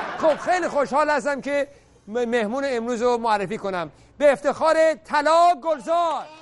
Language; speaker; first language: Persian; native; Persian